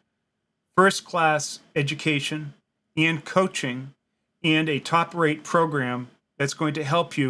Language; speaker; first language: English; native; English